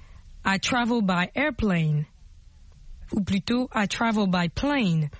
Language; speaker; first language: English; non-native, fluent; French